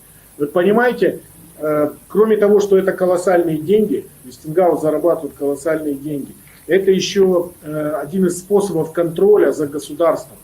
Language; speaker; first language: Russian; native; Russian